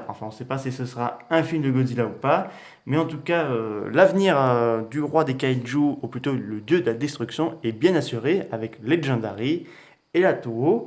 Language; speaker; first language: French; native; French